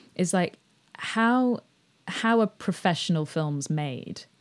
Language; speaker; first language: English; native; English